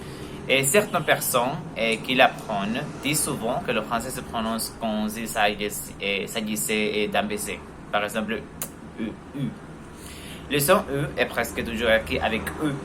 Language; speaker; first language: French; non-native, learner; Spanish